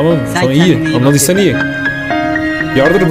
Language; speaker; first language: Turkish; native; Turkish